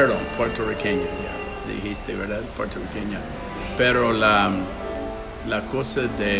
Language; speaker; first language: Spanish; non-native, fluent; English